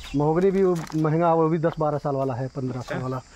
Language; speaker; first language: Hindi; native; Hindi